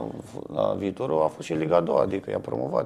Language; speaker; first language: Romanian; native; Romanian